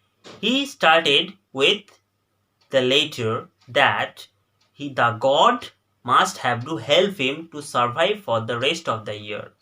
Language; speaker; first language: English; non-native, local second language; Bangla